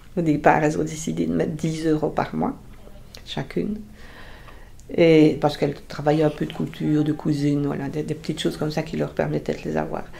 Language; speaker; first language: French; native; French